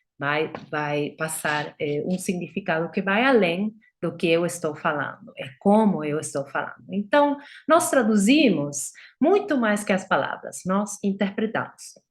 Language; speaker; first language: Portuguese; non-native, fluent; Spanish